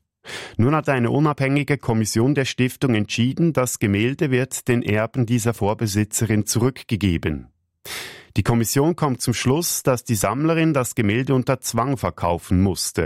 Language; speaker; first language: German; native; German